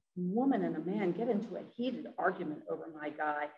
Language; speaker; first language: English; native; English